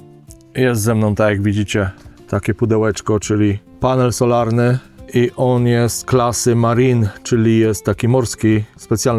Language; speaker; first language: Polish; native; Polish